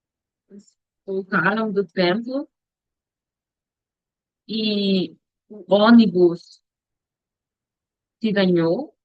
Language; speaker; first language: Portuguese; non-native, learner; Spanish